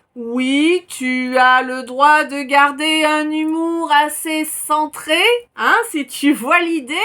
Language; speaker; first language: French; native; French